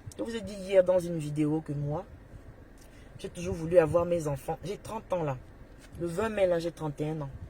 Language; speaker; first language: French; native; French